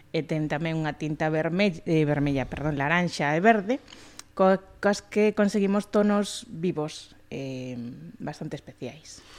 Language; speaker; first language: Galician; non-native, local second language; Spanish